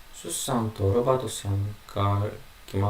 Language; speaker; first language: Japanese; non-native, learner; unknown